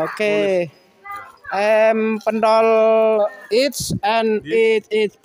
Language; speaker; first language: English; non-native, learner; Indonesian